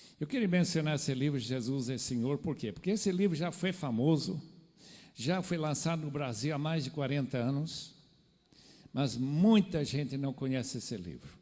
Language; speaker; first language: Portuguese; non-native, fluent; English